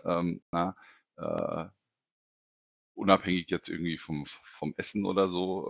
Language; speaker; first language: German; native; German